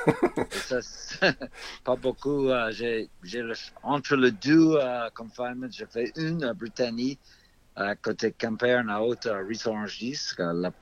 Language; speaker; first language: French; non-native, fluent; English